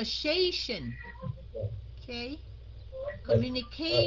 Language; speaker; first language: English; non-native, fluent; Vietnamese